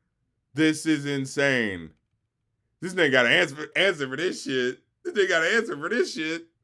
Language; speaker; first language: English; native; English